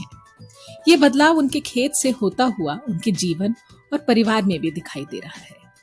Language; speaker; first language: Hindi; native; Hindi